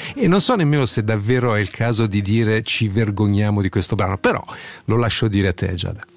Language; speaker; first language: Italian; native; Italian